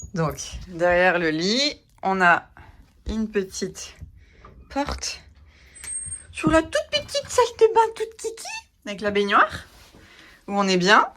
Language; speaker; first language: French; native; French